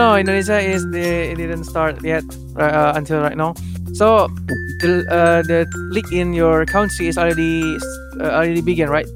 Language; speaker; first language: English; non-native, learner; Indonesian